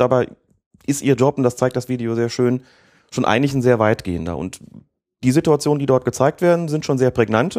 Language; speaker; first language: German; native; German